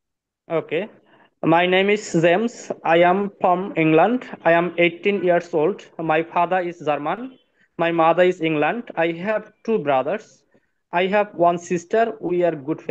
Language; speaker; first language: English; non-native, learner; Bangla